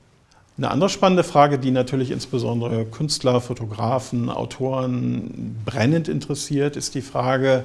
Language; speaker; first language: German; native; German